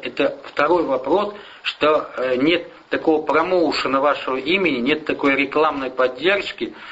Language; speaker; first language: Russian; native; Russian